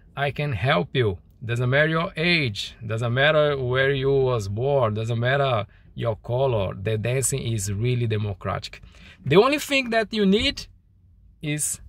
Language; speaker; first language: English; non-native, learner; Portuguese